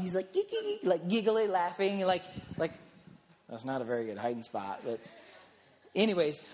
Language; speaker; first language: English; native; English